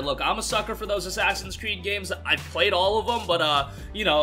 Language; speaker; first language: English; native; English